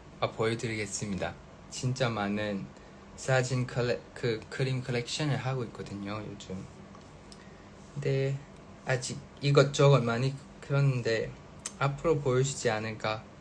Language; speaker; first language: Korean; non-native, fluent; Thai